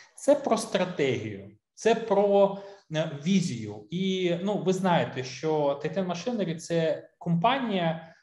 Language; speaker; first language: Ukrainian; non-native, local second language; Russian